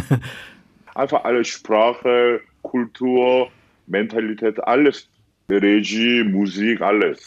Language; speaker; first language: German; non-native, fluent; Korean